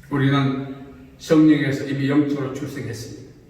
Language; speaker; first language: Korean; native; Korean